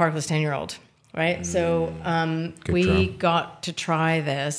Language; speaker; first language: English; native; English